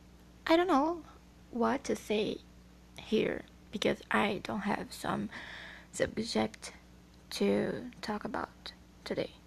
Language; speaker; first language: English; non-native, learner; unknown